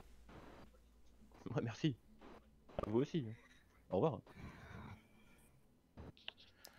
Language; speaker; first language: French; native; French